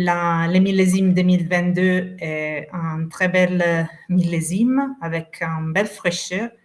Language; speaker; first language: French; non-native, fluent; Italian